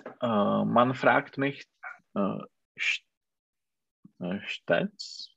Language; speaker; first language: German; non-native, learner; Czech